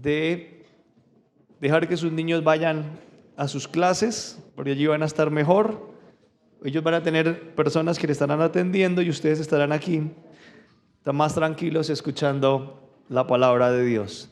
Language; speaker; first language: Spanish; native; Spanish